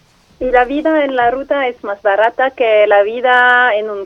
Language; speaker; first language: Spanish; non-native, learner; French